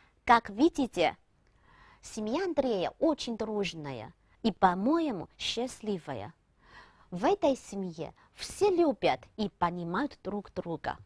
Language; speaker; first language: Russian; non-native, fluent; Chinese